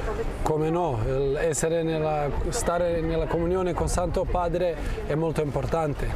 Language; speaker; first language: Italian; non-native, fluent; Croatian